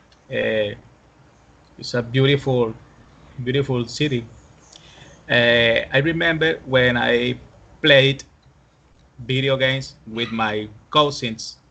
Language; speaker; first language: English; non-native, learner; Spanish